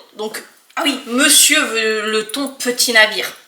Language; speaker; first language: French; native; French